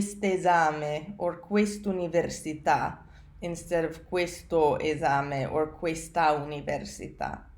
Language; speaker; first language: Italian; non-native, fluent; English